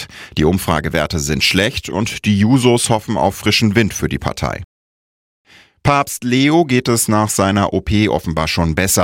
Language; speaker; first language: German; native; German